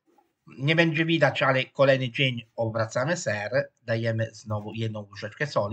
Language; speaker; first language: Polish; non-native, fluent; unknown